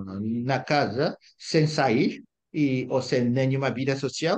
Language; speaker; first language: Portuguese; non-native, fluent; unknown